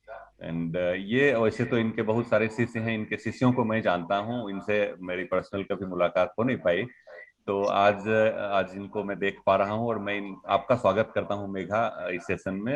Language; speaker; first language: Hindi; native; Hindi